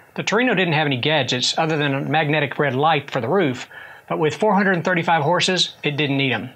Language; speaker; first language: English; native; English